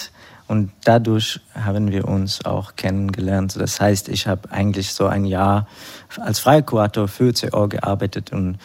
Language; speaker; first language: German; non-native, fluent; Hebrew